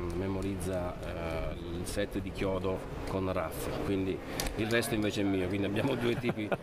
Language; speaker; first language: Italian; native; Italian